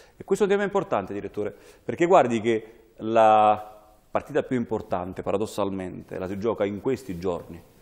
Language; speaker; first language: Italian; native; Italian